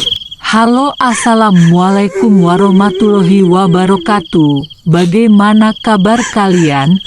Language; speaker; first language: Indonesian; native; Indonesian